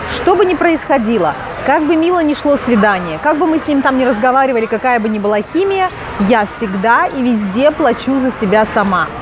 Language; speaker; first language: Russian; native; Russian